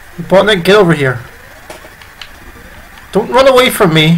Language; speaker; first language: English; native; English